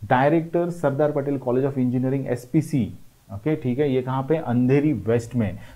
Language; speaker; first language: Hindi; non-native, local second language; Marathi